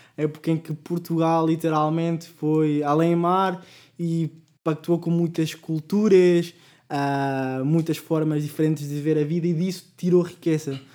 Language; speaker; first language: Portuguese; early bilingual, other home language; Spanish